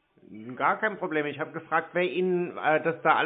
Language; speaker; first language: German; native; German